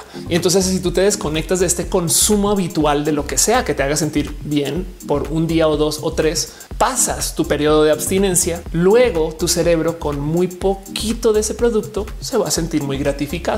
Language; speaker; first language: Spanish; native; Spanish